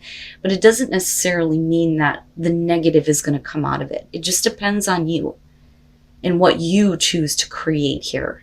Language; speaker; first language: English; native; English